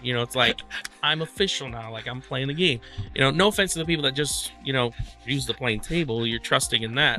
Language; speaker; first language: English; native; English